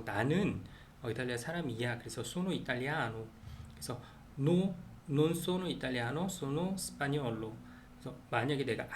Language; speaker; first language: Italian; non-native, learner; Korean